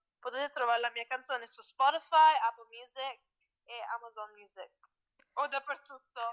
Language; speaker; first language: Italian; early bilingual, heritage; English